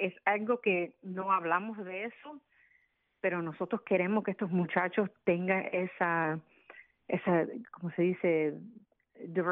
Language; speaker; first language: Spanish; early bilingual, other home language; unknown